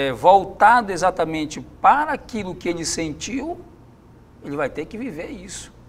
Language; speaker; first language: Portuguese; native; Portuguese